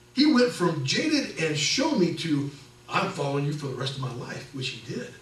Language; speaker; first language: English; native; English